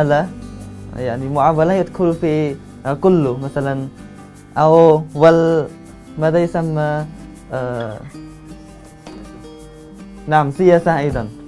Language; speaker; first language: Arabic; non-native, fluent; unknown